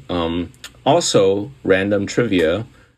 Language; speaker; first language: English; non-native, local second language; Cantonese